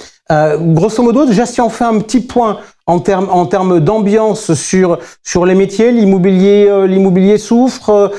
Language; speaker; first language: French; native; French